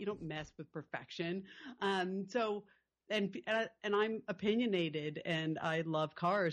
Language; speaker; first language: English; native; English